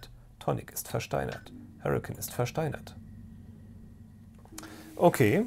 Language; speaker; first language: German; native; German